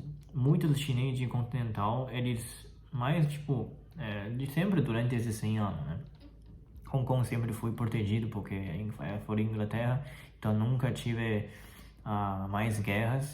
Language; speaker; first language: Portuguese; non-native, fluent; Chinese